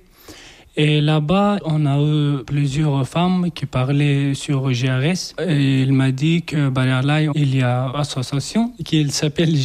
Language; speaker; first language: French; non-native, learner; Persian